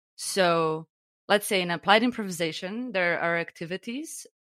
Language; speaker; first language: English; non-native, fluent; Slovenian